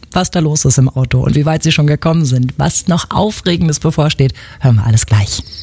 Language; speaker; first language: German; native; German